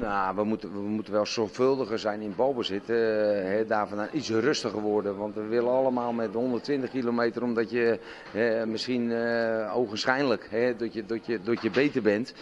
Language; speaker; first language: Dutch; native; Dutch